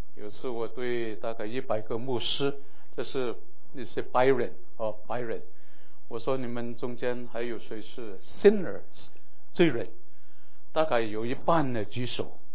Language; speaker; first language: Chinese; non-native, local second language; Cantonese